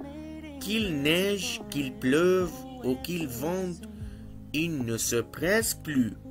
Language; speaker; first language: French; non-native, fluent; Arabic